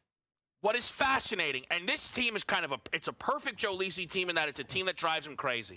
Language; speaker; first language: English; native; English